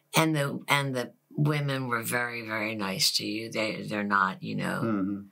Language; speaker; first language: English; native; English